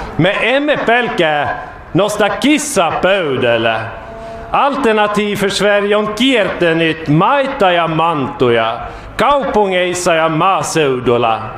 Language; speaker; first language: Finnish; non-native, fluent; Swedish